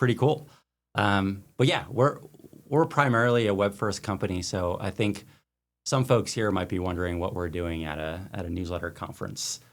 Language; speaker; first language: English; native; English